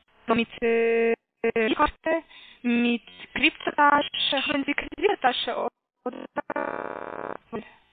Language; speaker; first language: German; non-native, learner; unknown